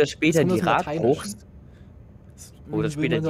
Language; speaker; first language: German; native; German